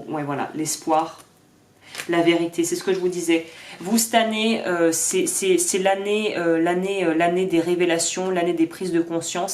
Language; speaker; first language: French; native; French